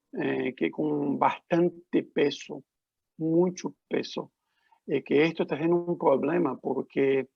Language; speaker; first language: Spanish; non-native, learner; Portuguese